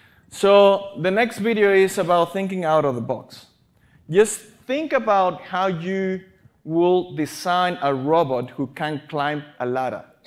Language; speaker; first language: English; non-native, fluent; Spanish